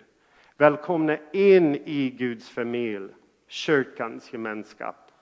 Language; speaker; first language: Swedish; non-native, fluent; English